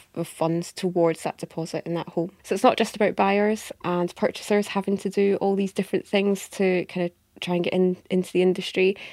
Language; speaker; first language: English; native; English